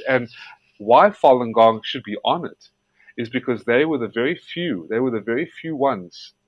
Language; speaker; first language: English; native; English